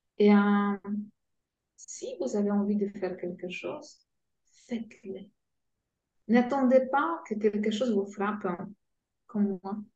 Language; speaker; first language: French; non-native, fluent; Polish